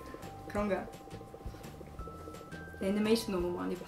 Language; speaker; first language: Korean; non-native, fluent; Swedish